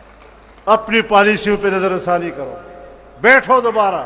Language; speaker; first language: Urdu; non-native, local second language; Pashto